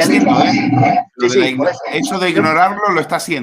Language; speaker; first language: Spanish; native; Spanish